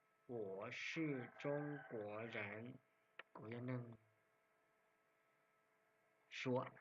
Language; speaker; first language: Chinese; non-native, fluent; Hmong